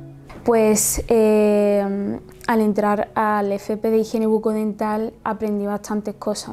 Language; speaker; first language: Spanish; early bilingual, other home language; Arabic